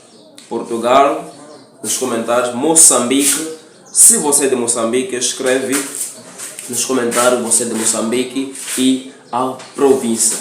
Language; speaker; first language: Portuguese; non-native, local second language; Tsonga